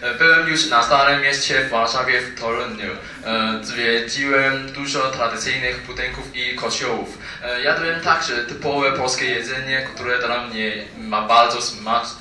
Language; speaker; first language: Polish; non-native, learner; Chinese